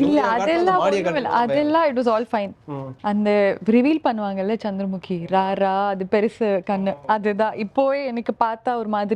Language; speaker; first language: Tamil; early bilingual, heritage; Tamil